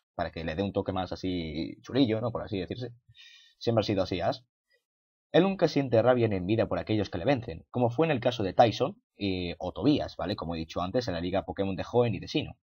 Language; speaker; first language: Spanish; native; Spanish